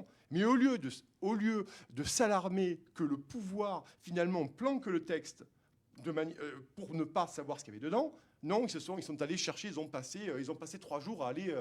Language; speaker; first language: French; native; French